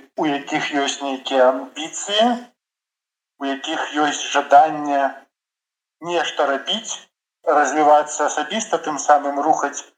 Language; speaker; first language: Belarusian; non-native, local second language; Russian